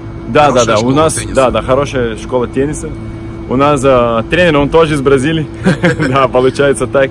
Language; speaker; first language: Russian; non-native, fluent; Portuguese